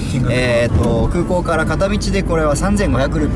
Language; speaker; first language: Japanese; native; Japanese